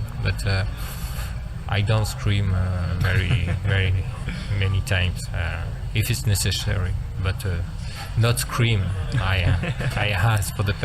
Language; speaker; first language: English; non-native, learner; French